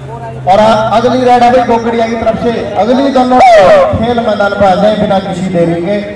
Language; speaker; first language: Hindi; native; Hindi